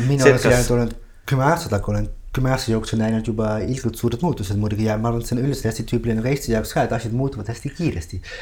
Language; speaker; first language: Estonian; non-native, fluent; Dutch